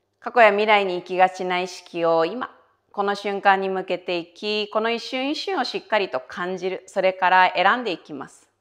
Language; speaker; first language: Japanese; native; Japanese